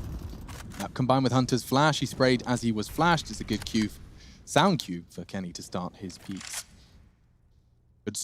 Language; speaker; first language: English; native; English